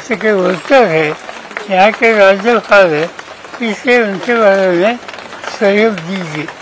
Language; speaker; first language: Hindi; non-native, local second language; Marathi